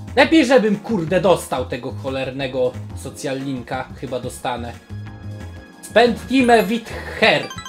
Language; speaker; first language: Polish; native; Polish